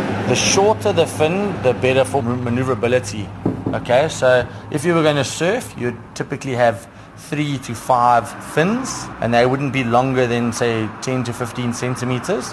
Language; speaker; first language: English; native; English